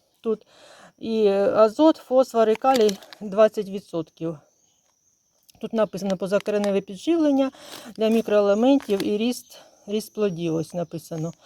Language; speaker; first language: Ukrainian; native; Ukrainian